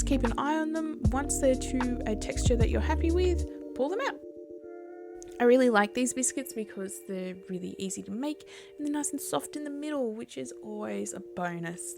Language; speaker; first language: English; native; English